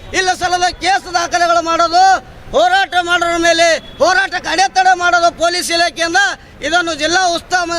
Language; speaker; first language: Kannada; native; Kannada